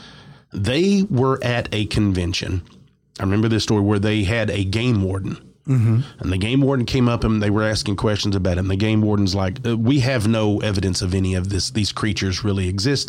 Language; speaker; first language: English; native; English